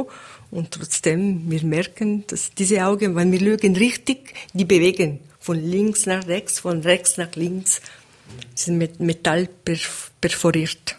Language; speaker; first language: German; non-native, local second language; Italian